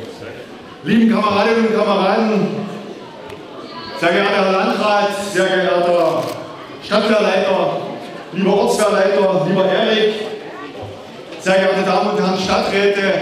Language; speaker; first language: German; native; German